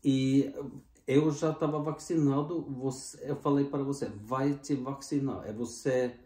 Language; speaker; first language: Portuguese; non-native, fluent; Norwegian